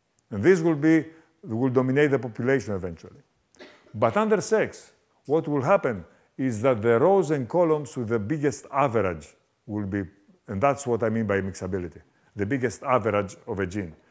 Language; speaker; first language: English; non-native, fluent; Greek